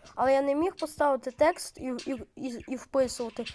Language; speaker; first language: Ukrainian; non-native, local second language; Russian